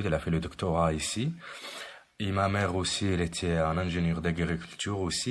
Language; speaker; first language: French; non-native, fluent; Arabic